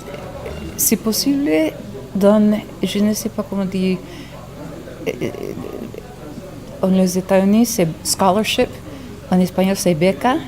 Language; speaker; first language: French; non-native, learner; English